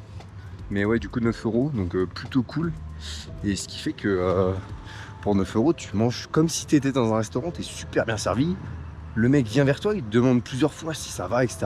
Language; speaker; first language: French; native; French